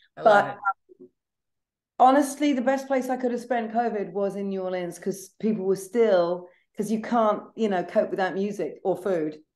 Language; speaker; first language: English; native; English